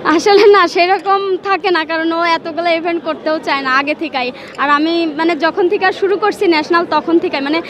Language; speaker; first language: Bangla; native; Bangla